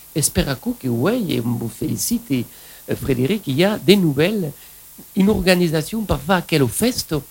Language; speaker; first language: French; native; French